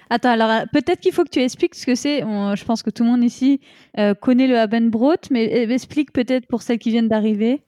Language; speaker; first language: French; native; French